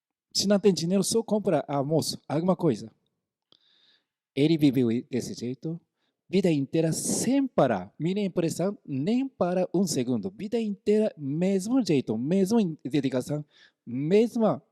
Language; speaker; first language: Portuguese; non-native, fluent; Korean